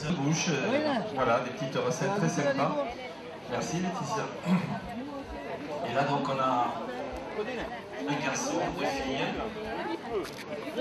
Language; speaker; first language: French; native; French